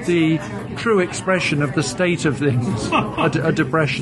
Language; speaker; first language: English; native; English